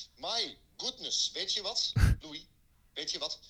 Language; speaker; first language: Dutch; native; Dutch